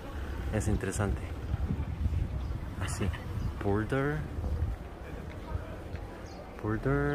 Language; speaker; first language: Spanish; non-native, fluent; Korean